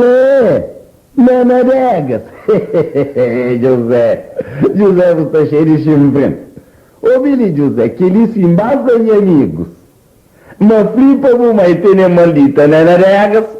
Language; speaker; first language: Portuguese; non-native, local second language; Kabuverdianu